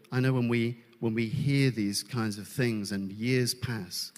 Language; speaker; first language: English; native; English